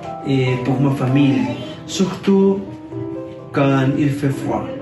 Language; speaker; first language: French; non-native, learner; Spanish